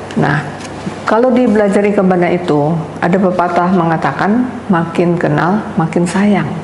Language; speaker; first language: Indonesian; native; Indonesian